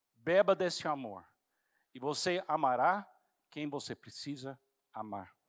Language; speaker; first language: Portuguese; non-native, fluent; English